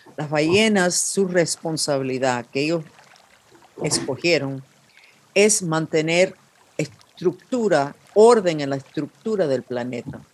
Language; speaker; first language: Spanish; non-native, fluent; English